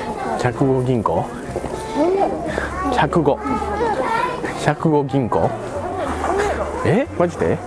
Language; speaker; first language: Japanese; native; Japanese